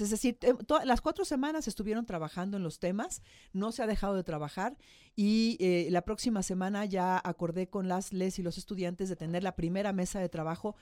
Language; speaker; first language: Spanish; native; Spanish